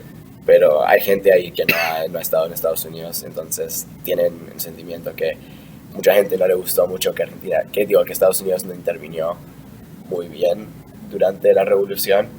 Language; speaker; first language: Spanish; early bilingual, heritage; Spanish